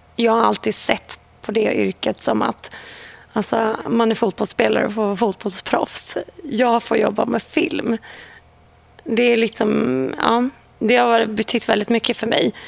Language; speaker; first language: Swedish; native; Swedish